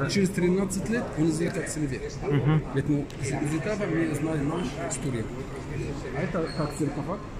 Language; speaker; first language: Russian; non-native, learner; Arabic